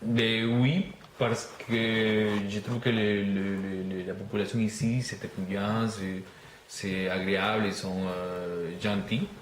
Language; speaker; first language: French; non-native, learner; Spanish